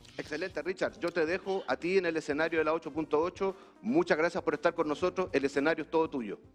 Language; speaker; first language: Spanish; native; Spanish